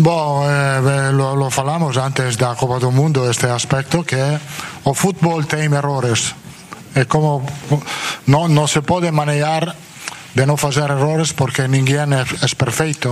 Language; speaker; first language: Portuguese; non-native, fluent; Italian